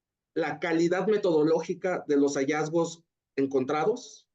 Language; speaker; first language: Spanish; native; Spanish